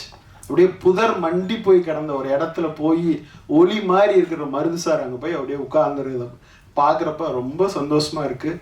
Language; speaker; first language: Tamil; native; Tamil